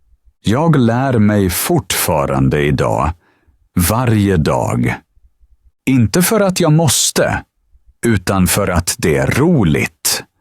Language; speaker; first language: Swedish; non-native, fluent; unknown